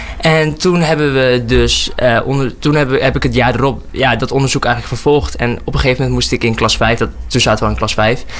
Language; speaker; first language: Dutch; early bilingual, other home language; Burmese